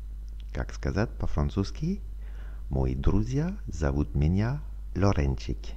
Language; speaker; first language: Russian; non-native, fluent; French